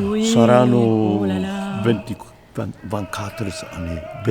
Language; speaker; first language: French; non-native, learner; Spanish